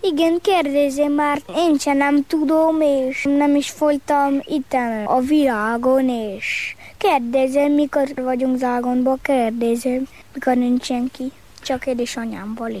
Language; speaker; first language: Hungarian; early bilingual, heritage; Hungarian